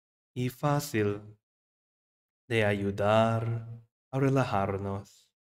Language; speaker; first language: Spanish; non-native, fluent; English